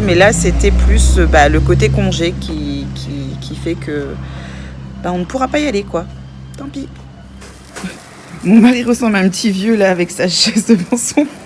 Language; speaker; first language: French; native; French